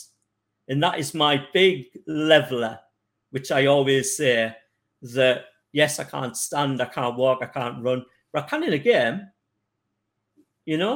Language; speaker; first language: English; native; English